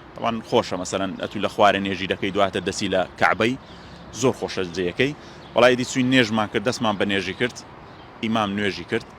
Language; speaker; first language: Central Kurdish; native; Central Kurdish